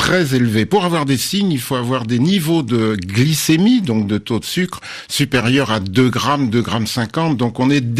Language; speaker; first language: French; native; French